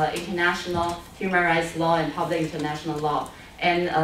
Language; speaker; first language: English; non-native, fluent; Chinese